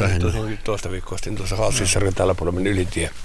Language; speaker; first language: Finnish; native; Finnish